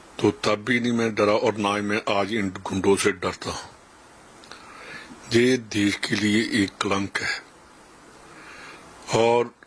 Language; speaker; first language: Urdu; non-native, local second language; Punjabi